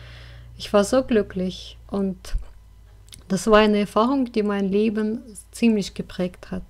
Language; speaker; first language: German; non-native, fluent; Russian